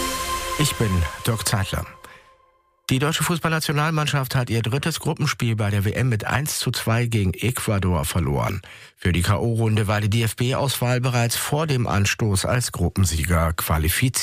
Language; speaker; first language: German; native; German